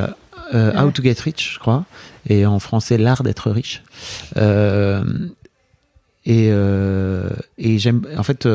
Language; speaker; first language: French; native; French